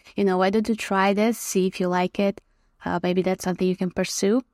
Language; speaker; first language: English; non-native, fluent; Croatian